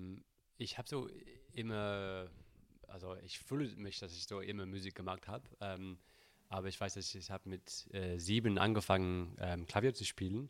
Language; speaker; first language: German; non-native, learner; English